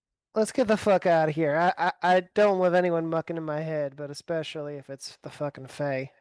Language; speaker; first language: English; native; English